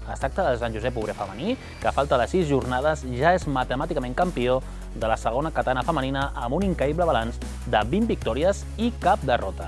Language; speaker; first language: Catalan; native; Catalan